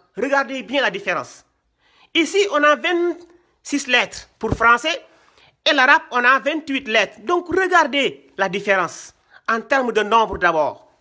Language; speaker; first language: French; non-native, local second language; Wolof